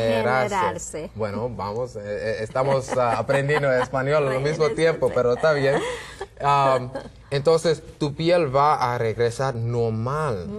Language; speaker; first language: Spanish; non-native, learner; English